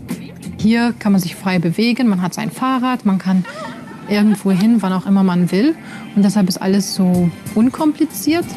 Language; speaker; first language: German; non-native, fluent; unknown